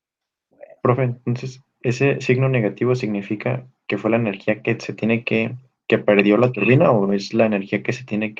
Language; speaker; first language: Spanish; native; Spanish